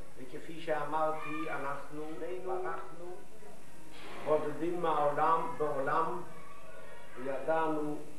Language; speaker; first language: Hebrew; non-native, fluent; Yiddish